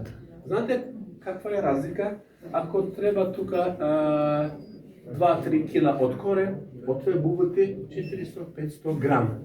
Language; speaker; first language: Bulgarian; non-native, learner; Serbian